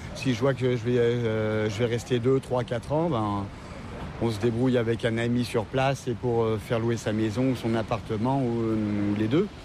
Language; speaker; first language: French; native; French